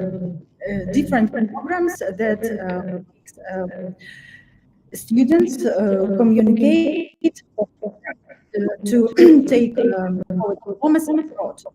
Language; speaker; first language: English; non-native, fluent; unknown